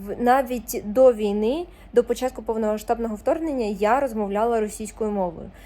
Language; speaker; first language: Ukrainian; non-native, local second language; Russian